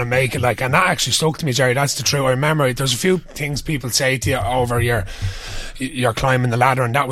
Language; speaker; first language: English; native; English